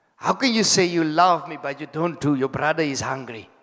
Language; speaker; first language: English; non-native, local second language; Afrikaans